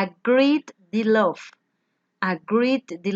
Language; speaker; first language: English; non-native, fluent; Spanish